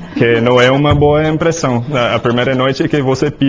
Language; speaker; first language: Portuguese; non-native, learner; English